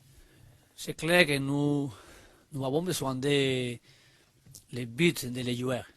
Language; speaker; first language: French; non-native, learner; Spanish